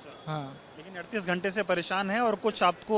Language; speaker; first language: Hindi; native; Hindi